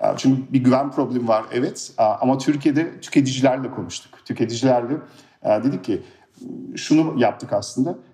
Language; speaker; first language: Turkish; early bilingual, heritage; Turkish